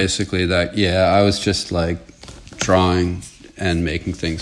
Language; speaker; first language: English; native; English